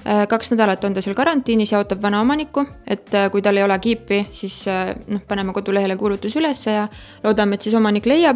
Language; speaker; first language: Estonian; native; Estonian